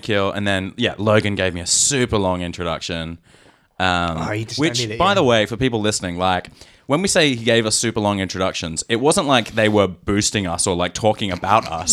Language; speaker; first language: English; native; English